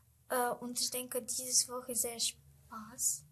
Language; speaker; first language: German; non-native, learner; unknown